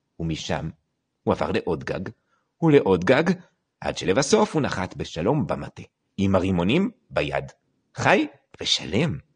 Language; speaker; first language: Hebrew; native; Hebrew